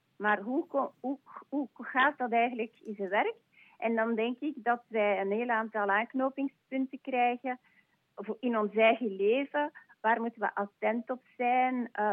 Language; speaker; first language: Dutch; non-native, local second language; French